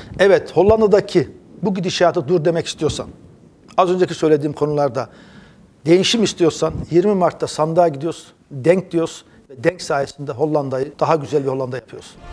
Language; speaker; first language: Turkish; early bilingual, heritage; Turkish